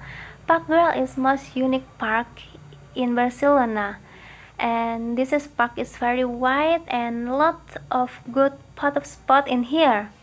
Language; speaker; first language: English; non-native, learner; Indonesian